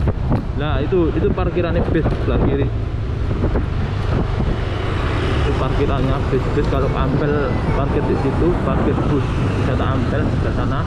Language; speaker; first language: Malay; non-native, local second language; Javanese